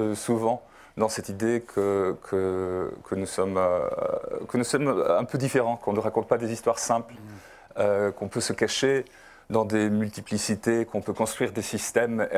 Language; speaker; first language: French; non-native, fluent; Polish